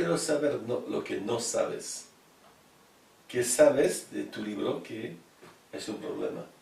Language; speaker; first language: Spanish; non-native, fluent; French